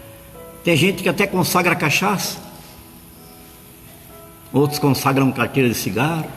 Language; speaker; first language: Portuguese; native; Portuguese